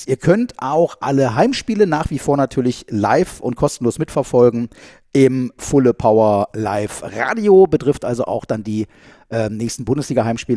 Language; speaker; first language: German; native; German